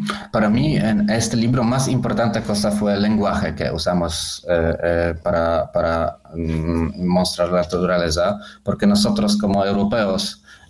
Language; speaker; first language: Spanish; non-native, learner; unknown